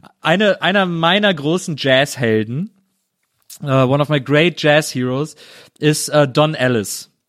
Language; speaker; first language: German; native; German